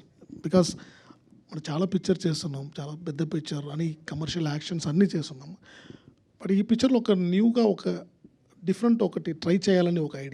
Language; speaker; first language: Telugu; non-native, learner; Tamil